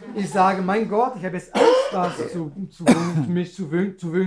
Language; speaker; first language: German; non-native, learner; Portuguese